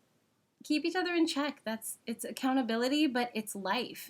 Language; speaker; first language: English; native; English